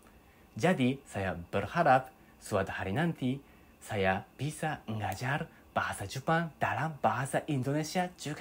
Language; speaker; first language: Indonesian; non-native, learner; Japanese